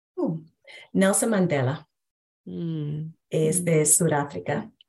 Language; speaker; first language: Spanish; early bilingual, heritage; Spanish